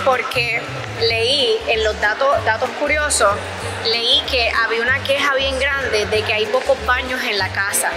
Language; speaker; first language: Spanish; native; Spanish